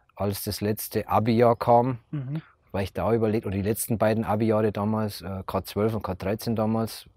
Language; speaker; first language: German; native; German